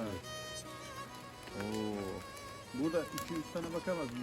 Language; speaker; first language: Turkish; native; Turkish